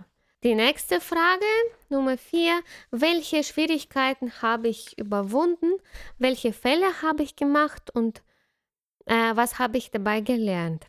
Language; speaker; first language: German; non-native, fluent; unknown